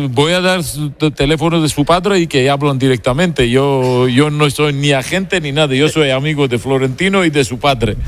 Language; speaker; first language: Spanish; non-native, learner; Georgian